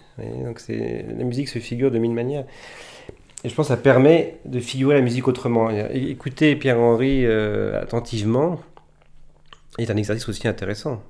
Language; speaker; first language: French; native; French